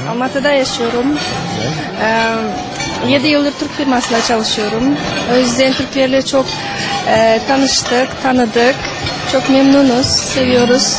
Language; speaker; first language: Turkish; non-native, fluent; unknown